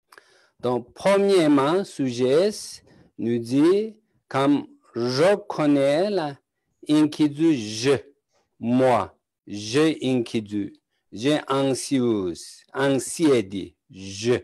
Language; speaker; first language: French; non-native, learner; Tibetan